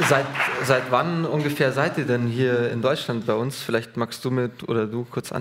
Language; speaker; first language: German; native; German